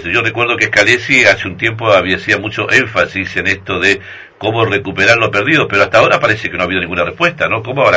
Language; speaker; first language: Spanish; native; Spanish